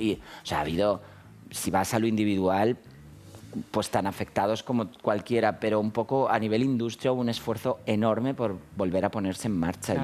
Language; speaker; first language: Spanish; native; Spanish